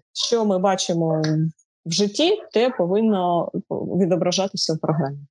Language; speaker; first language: Ukrainian; non-native, local second language; Russian